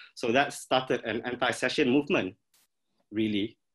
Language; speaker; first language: English; non-native, local second language; Malay